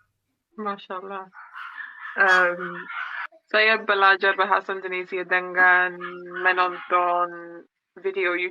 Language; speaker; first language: Indonesian; non-native, learner; English